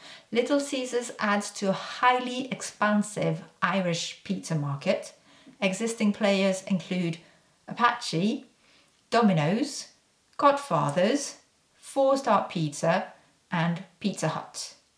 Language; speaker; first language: English; non-native, fluent; French